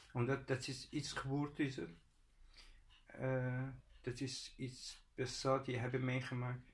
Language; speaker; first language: Dutch; non-native, learner; Persian